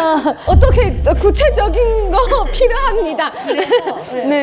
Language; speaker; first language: Korean; non-native, fluent; Chinese